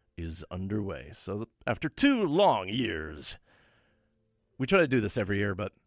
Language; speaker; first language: English; native; English